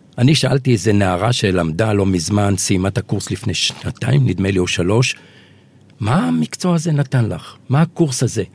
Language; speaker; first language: Hebrew; early bilingual, other home language; Arabic